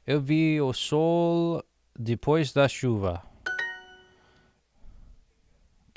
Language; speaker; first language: Portuguese; non-native, learner; English